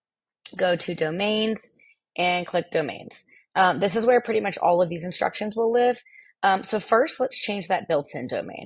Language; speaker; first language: English; native; English